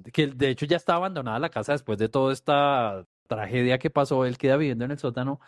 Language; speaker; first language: Spanish; native; Spanish